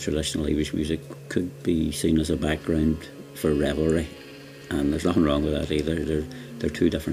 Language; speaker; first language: English; native; English